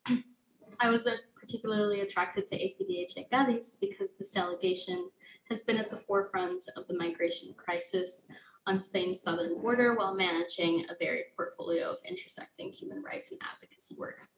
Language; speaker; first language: English; native; English